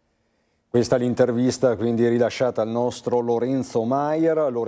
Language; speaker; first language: Italian; native; Italian